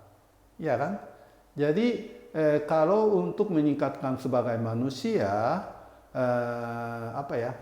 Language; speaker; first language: Indonesian; non-native, fluent; Japanese